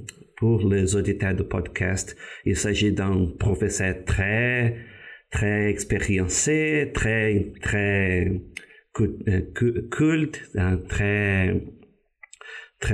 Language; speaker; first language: French; non-native, fluent; Portuguese